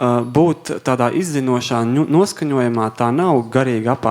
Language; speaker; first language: Latvian; native; Latvian